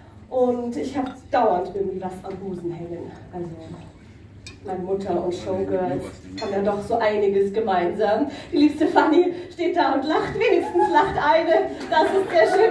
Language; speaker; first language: German; native; German